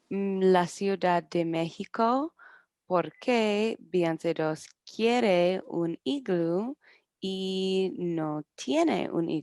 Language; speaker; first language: Spanish; non-native, learner; English